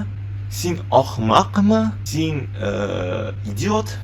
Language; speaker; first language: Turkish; non-native, learner; Tatar